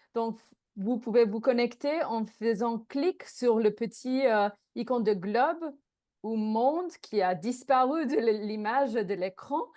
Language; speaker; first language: French; non-native, learner; English